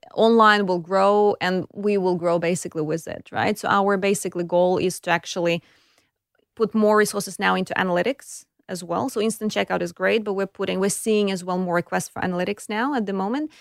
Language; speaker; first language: English; non-native, fluent; Ukrainian